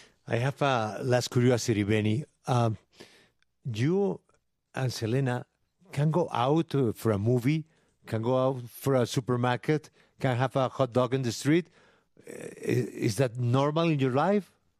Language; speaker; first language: English; non-native, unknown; Spanish